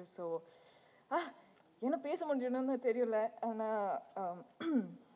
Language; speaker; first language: Tamil; non-native, learner; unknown